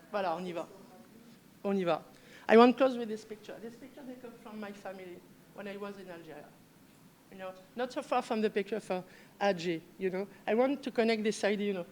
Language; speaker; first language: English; non-native, learner; French